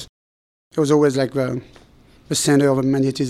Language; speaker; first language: English; non-native, fluent; French